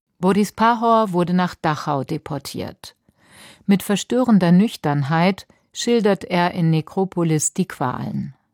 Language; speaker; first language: German; native; German